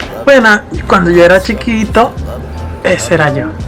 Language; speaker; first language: Spanish; early bilingual, heritage; Spanish